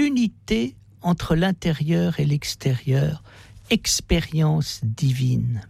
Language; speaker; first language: French; native; French